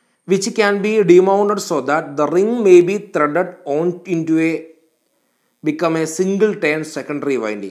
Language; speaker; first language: English; non-native, local second language; Malayalam